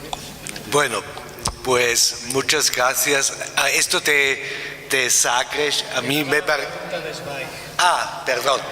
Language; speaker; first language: Spanish; non-native, fluent; German